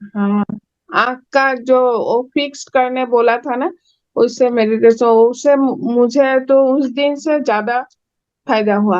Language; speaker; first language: Hindi; non-native, local second language; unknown